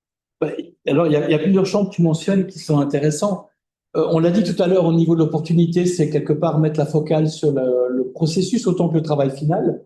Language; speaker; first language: French; native; French